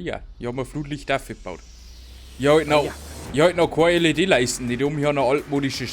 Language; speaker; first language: German; native; German